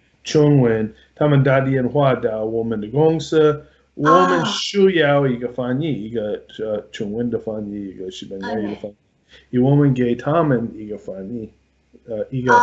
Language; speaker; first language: Chinese; non-native, learner; English